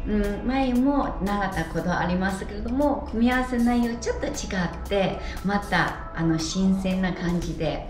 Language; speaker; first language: Japanese; non-native, fluent; Chinese